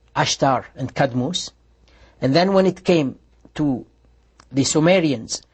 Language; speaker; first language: English; non-native, fluent; Arabic